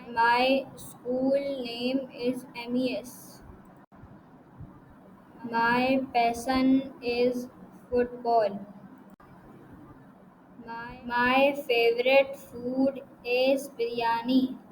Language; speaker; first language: English; non-native, learner; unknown